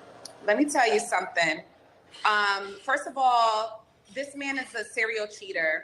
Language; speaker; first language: English; native; English